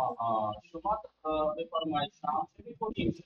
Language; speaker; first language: Persian; non-native, fluent; Urdu